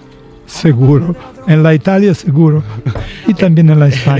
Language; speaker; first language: Spanish; non-native, fluent; Italian